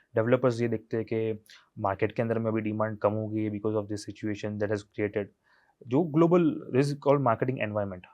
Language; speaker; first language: Hindi; non-native, local second language; Gujarati